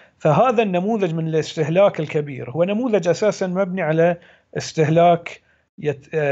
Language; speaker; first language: Arabic; native; Arabic